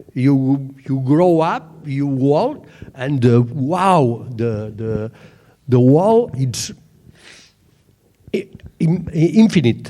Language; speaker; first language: English; non-native, learner; Catalan